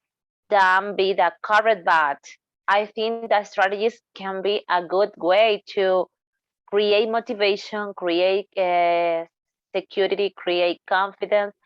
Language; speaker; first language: English; non-native, learner; Spanish